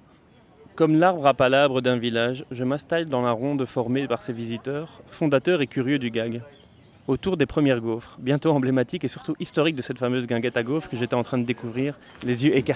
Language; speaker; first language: French; native; French